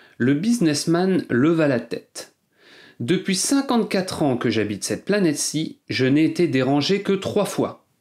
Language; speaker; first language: French; native; French